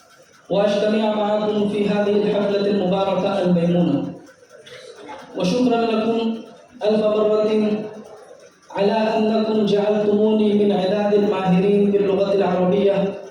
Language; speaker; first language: Arabic; non-native, fluent; Urdu